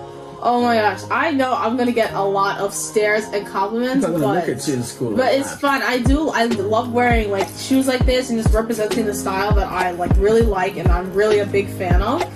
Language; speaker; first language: English; native; English